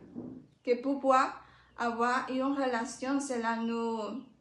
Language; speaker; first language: French; non-native, learner; Spanish